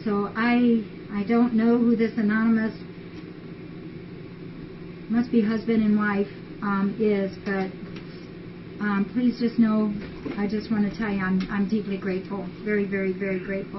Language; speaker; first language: English; native; English